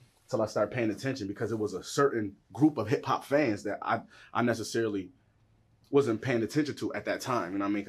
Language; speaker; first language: English; native; English